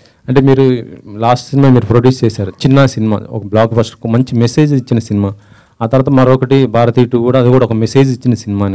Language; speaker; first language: Telugu; native; Telugu